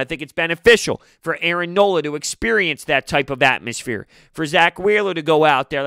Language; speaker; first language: English; native; English